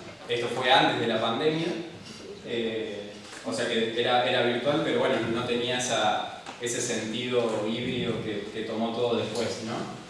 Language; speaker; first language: Spanish; native; Spanish